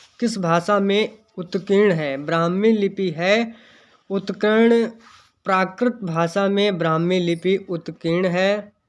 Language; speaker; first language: Hindi; native; Hindi